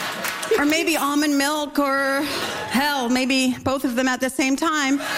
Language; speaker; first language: English; native; English